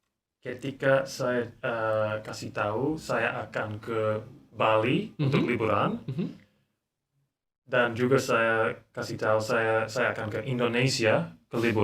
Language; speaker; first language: Indonesian; non-native, learner; English